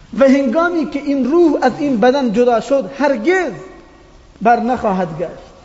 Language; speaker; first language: Persian; non-native, local second language; Baluchi